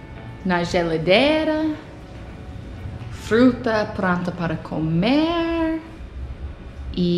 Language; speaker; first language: Portuguese; non-native, learner; English